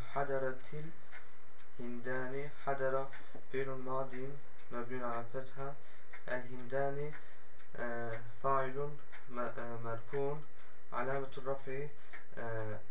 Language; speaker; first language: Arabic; non-native, learner; Turkish